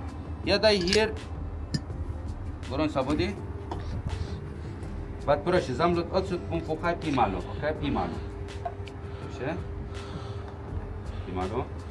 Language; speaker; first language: Polish; non-native, learner; Arabic